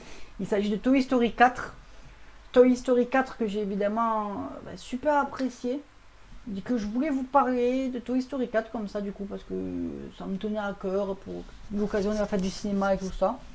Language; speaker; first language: French; native; French